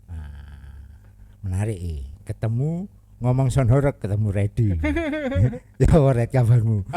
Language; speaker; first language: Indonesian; non-native, local second language; Javanese